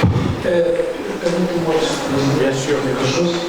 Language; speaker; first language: French; non-native, local second language; Arabic